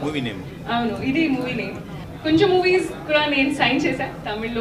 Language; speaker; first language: Telugu; non-native, learner; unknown